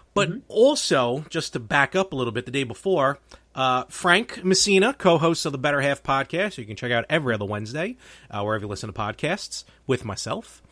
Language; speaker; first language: English; native; English